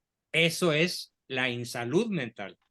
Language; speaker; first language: Spanish; native; Spanish